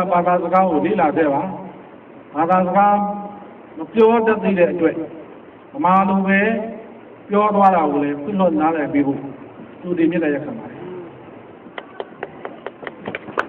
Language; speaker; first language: Burmese; non-native, local second language; Rohingya